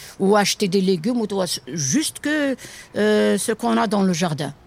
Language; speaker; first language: French; non-native, local second language; Kabyle